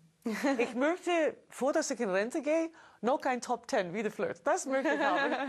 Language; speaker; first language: German; non-native, fluent; English